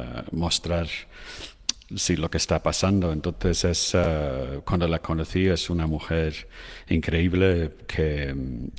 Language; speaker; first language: Spanish; non-native, fluent; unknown